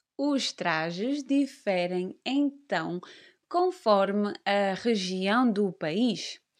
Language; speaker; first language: Portuguese; native; Portuguese